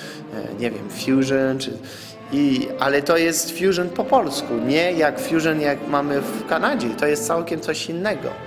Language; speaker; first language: Polish; non-native, fluent; French